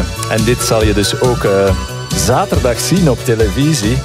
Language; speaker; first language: Dutch; native; Dutch